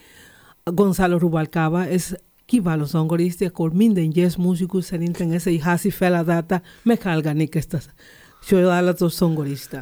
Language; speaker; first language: Hungarian; non-native, learner; Spanish